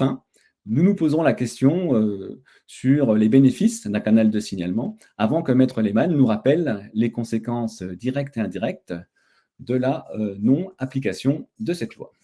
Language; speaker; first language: French; native; French